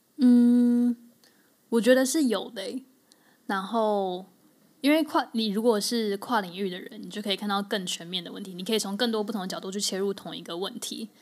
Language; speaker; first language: Chinese; native; Chinese